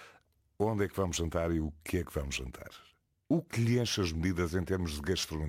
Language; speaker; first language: Portuguese; native; Portuguese